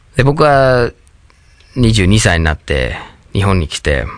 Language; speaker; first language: Japanese; non-native, fluent; English